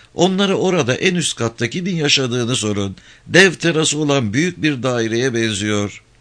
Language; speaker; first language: Turkish; native; Turkish